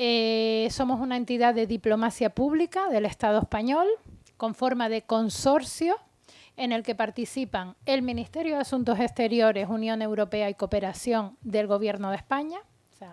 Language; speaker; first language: Spanish; native; Spanish